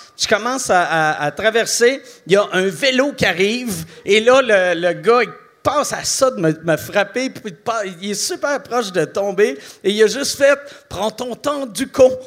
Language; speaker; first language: French; native; French